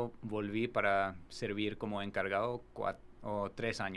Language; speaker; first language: Spanish; non-native, fluent; English